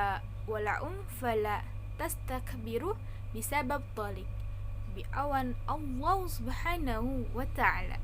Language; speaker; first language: Arabic; non-native, learner; Indonesian